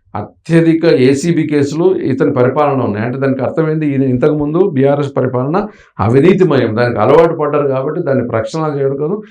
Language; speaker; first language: Telugu; native; Telugu